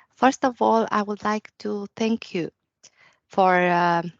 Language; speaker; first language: English; non-native, fluent; Romanian